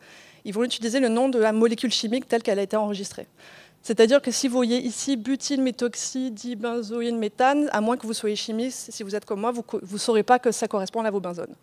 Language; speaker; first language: French; native; French